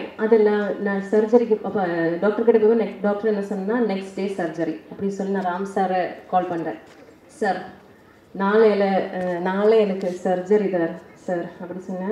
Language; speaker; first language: Tamil; non-native, learner; Malayalam